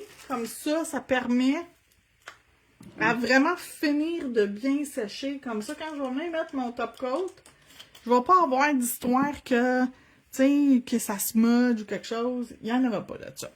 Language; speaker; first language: French; native; French